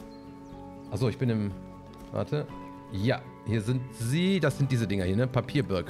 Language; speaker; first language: German; native; German